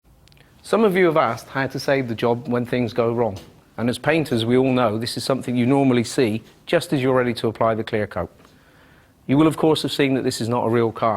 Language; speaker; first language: English; native; English